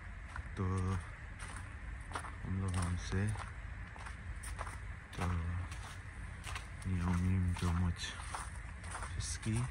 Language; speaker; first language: Czech; non-native, learner; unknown